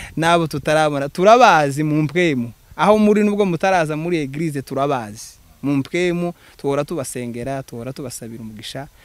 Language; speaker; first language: Kinyarwanda; native; Kinyarwanda